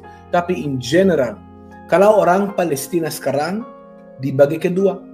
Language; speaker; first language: Indonesian; non-native, fluent; Hebrew